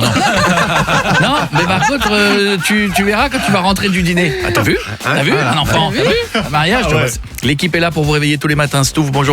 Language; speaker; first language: French; native; French